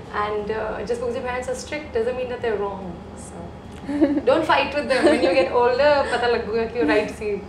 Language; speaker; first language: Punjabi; early bilingual, heritage; Punjabi